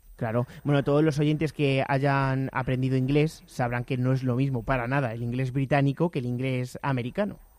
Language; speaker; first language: Spanish; native; Spanish